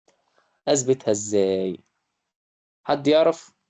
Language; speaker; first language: Arabic; native; Arabic